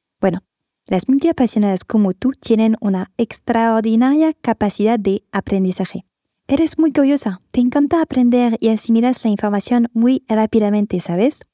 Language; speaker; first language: Spanish; non-native, fluent; French